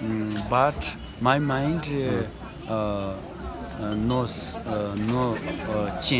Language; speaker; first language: English; non-native, learner; Tibetan